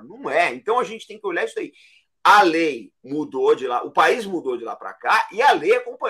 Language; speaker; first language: Portuguese; native; Portuguese